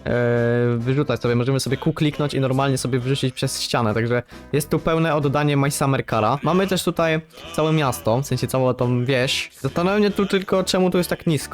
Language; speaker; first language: Polish; native; Polish